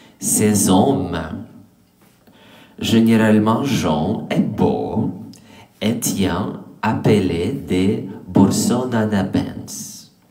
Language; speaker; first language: French; non-native, learner; English